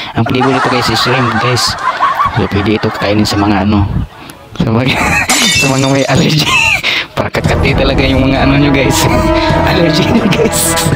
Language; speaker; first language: Filipino; non-native, local second language; Cebuano